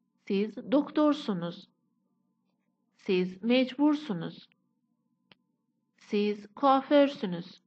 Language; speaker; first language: Turkish; non-native, fluent; Persian